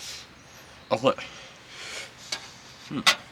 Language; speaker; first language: Japanese; native; Japanese